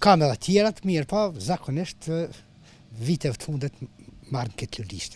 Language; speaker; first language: Albanian; native; Albanian